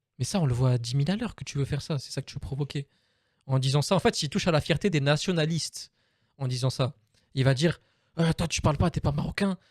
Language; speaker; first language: French; native; French